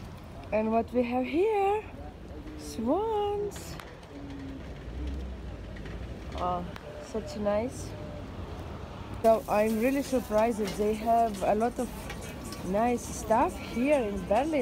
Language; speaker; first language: English; non-native, learner; Russian